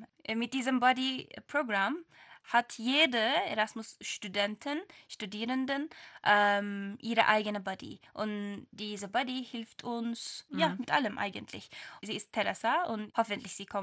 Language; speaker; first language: German; non-native, learner; Turkish